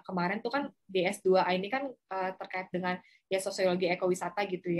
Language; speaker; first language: Indonesian; native; Indonesian